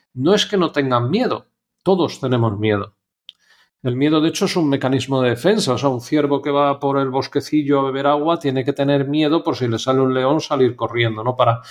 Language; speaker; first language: Spanish; native; Spanish